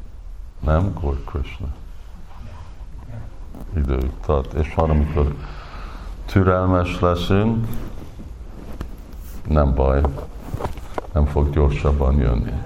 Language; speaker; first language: Hungarian; early bilingual, heritage; English